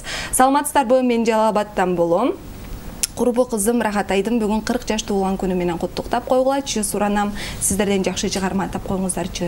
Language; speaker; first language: Kyrgyz; native; Kyrgyz